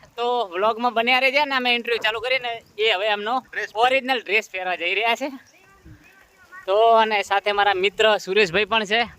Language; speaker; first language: Gujarati; native; Gujarati